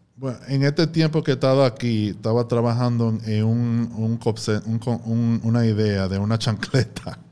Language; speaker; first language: Spanish; early bilingual, heritage; Spanish